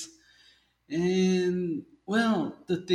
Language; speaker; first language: English; native; English